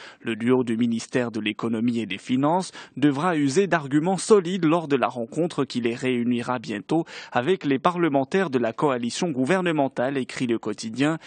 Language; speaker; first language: French; non-native, local second language; Arabic